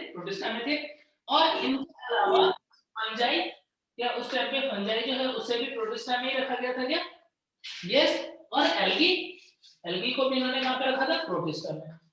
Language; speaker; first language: Hindi; native; Hindi